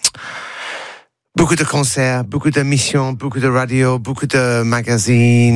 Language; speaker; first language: French; non-native, learner; English